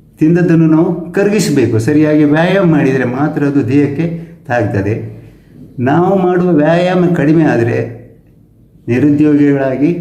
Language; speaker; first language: Kannada; native; Kannada